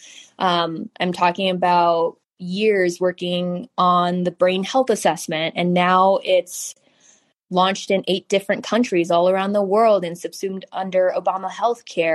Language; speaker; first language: English; early bilingual, other home language; Chinese